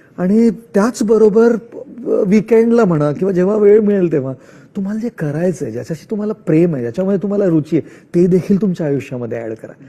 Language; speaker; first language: Marathi; non-native, local second language; Marwari